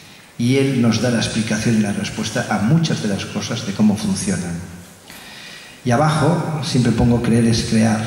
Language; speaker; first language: Spanish; native; Spanish